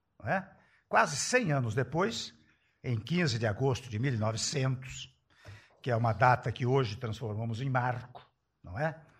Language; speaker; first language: Portuguese; early bilingual, other home language; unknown